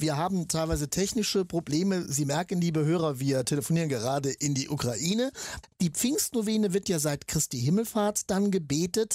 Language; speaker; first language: German; native; German